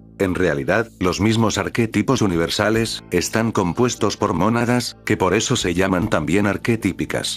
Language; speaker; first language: Spanish; native; Spanish